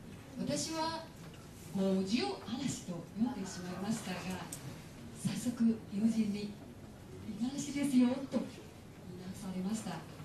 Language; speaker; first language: Japanese; non-native, fluent; Chinese